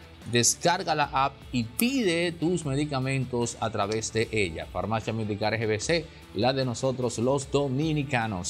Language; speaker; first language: Spanish; native; Spanish